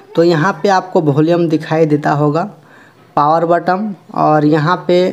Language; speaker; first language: Hindi; native; Hindi